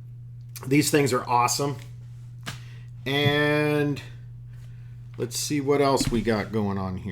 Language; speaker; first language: English; native; English